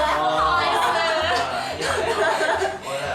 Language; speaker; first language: Chinese; non-native, fluent; Japanese